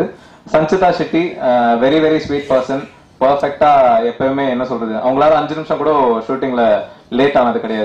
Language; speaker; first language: Tamil; native; Tamil